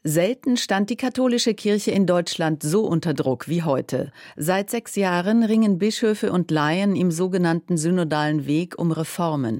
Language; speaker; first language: German; native; German